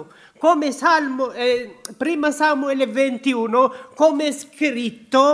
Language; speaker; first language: Italian; non-native, learner; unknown